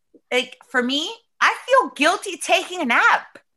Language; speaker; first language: English; early bilingual, other home language; Spanish